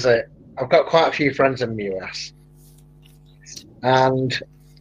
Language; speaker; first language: English; native; English